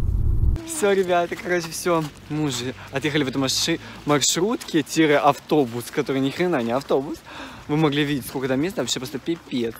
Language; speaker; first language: Russian; native; Russian